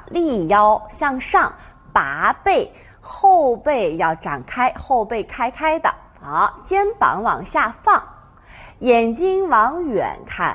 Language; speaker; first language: Chinese; native; Chinese